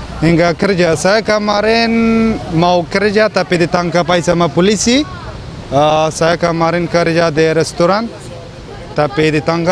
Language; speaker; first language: Indonesian; early bilingual, other home language; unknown